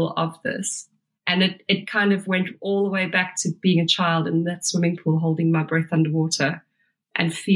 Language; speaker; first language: English; native; English